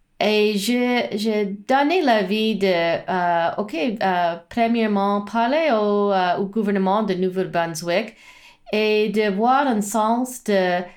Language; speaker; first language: French; non-native, learner; English